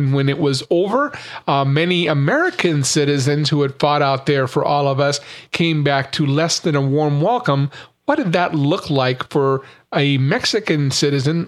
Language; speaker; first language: English; native; English